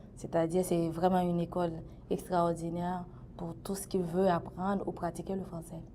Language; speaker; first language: French; non-native, local second language; Haitian Creole